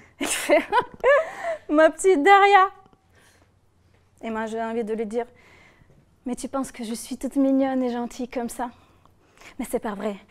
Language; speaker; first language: French; non-native, fluent; Russian